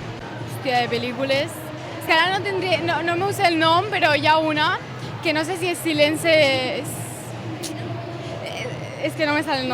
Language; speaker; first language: Catalan; non-native, local second language; Spanish